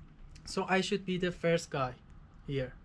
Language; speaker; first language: English; non-native, fluent; Persian